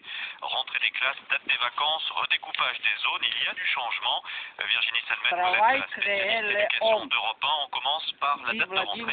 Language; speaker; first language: French; native; French